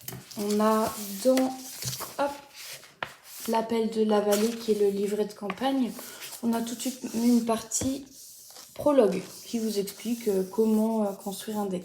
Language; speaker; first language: French; native; French